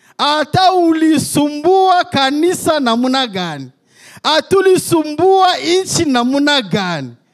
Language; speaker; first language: Swahili; native; Swahili